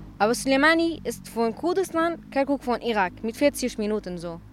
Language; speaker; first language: German; non-native, learner; Central Kurdish